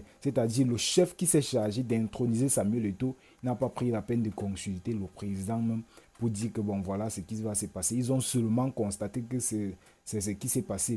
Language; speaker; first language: French; native; French